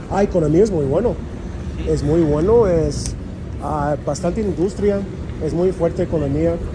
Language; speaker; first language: Spanish; non-native, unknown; English